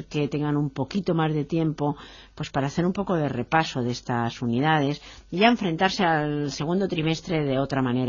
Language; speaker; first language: Spanish; native; Spanish